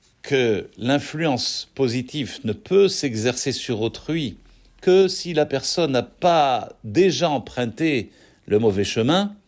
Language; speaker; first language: French; native; French